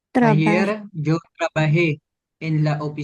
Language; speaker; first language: Spanish; non-native, learner; Filipino